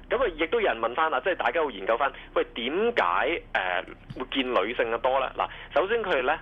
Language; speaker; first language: Cantonese; native; Cantonese